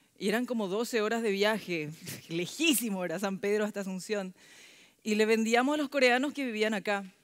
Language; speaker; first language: Spanish; early bilingual, other home language; Korean